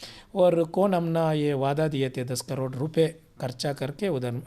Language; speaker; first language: Hindi; non-native, local second language; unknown